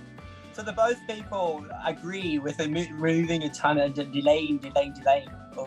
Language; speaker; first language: English; non-native, learner; Japanese